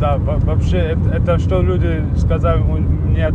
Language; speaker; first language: Russian; non-native, learner; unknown